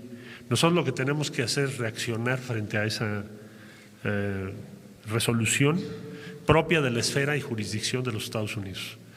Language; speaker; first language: Spanish; native; Spanish